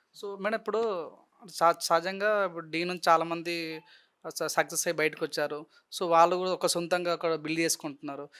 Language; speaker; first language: Telugu; native; Telugu